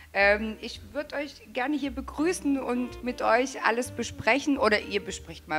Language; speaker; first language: German; native; German